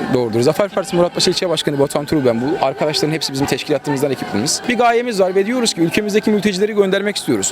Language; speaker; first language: Turkish; native; Turkish